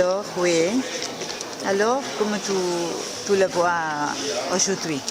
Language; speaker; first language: French; non-native, fluent; Spanish